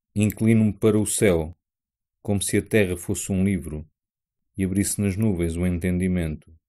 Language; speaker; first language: Portuguese; native; Portuguese